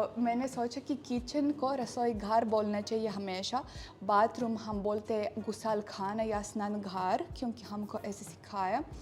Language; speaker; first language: Hindi; non-native, fluent; Russian